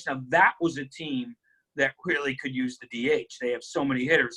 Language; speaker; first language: English; native; English